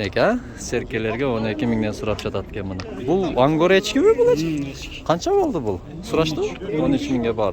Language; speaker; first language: Kyrgyz; non-native, local second language; Uzbek